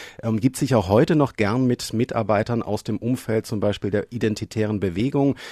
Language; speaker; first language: German; native; German